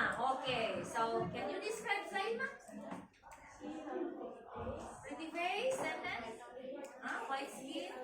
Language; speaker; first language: English; non-native, learner; Indonesian